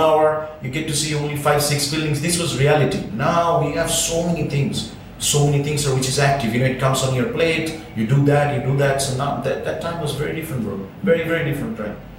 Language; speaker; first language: English; non-native, local second language; Bangla